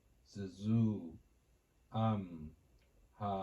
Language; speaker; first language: Hebrew; non-native, learner; Japanese